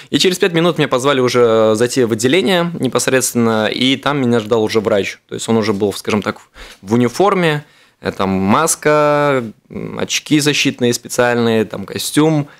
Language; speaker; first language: Russian; native; Russian